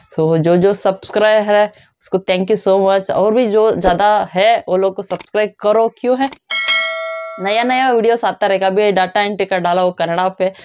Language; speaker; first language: Hindi; non-native, local second language; Kannada